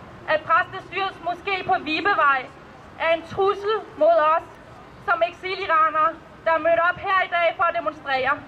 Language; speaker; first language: Danish; early bilingual, other home language; Persian